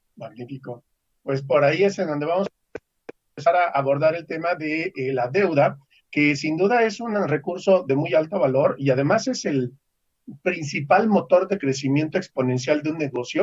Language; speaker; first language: Spanish; native; Spanish